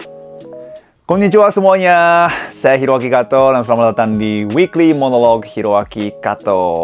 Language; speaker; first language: Indonesian; non-native, fluent; Japanese